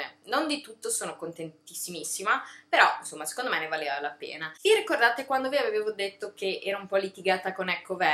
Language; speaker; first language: Italian; native; Italian